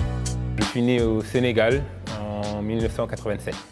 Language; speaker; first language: French; non-native, local second language; Wolof